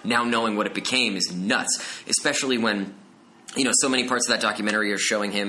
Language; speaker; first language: English; native; English